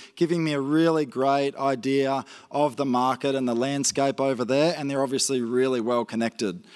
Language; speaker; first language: English; native; English